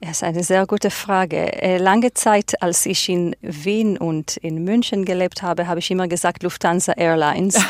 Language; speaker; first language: German; non-native, fluent; Hebrew